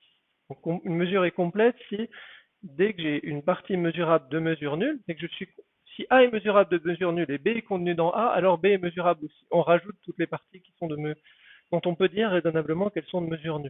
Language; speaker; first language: French; native; French